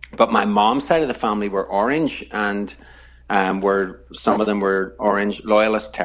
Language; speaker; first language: English; native; English